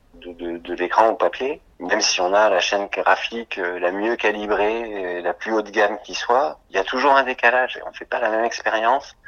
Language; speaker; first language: French; native; French